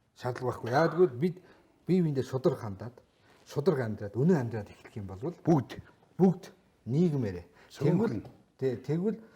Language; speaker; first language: Mongolian; non-native, local second language; Kazakh